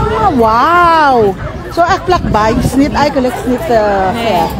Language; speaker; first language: Dutch; non-native, learner; Filipino